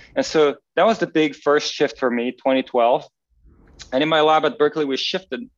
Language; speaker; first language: English; non-native, fluent; Dutch